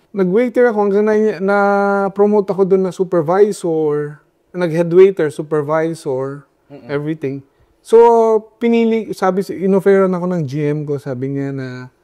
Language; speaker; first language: Filipino; non-native, local second language; Iloko